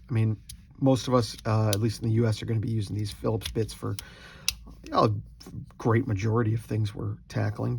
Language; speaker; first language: English; native; English